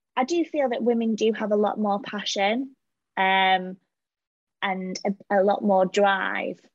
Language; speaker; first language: English; native; English